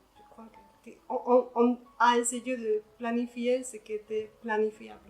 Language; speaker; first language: French; non-native, learner; Spanish